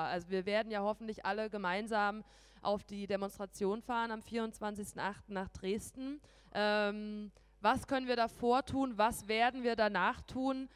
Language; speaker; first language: German; native; German